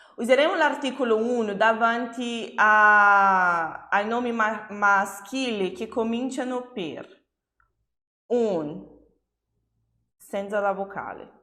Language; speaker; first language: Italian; non-native, fluent; Portuguese